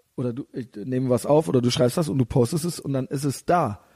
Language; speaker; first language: German; native; German